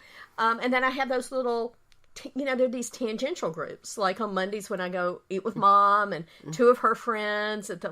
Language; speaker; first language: English; native; English